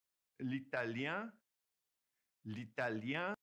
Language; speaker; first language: French; non-native, fluent; English